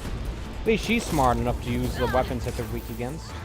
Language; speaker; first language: English; native; English